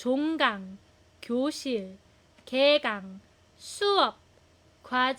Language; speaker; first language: Korean; non-native, fluent; Filipino